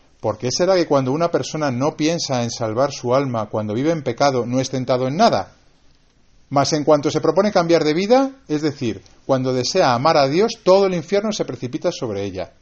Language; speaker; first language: Spanish; native; Spanish